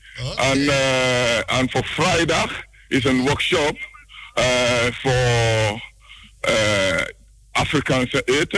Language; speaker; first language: Dutch; non-native, learner; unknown